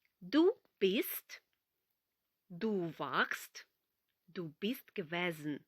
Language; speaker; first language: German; non-native, fluent; Ukrainian